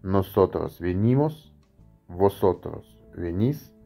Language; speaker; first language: Spanish; non-native, fluent; Russian